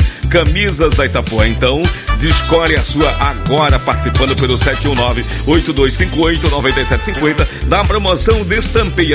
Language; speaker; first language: Portuguese; native; Portuguese